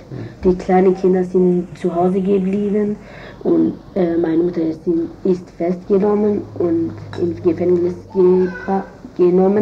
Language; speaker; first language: German; non-native, learner; Kurdish